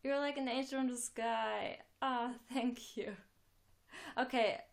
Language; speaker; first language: English; non-native, fluent; German